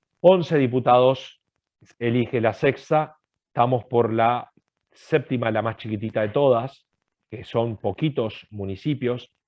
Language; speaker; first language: Spanish; native; Spanish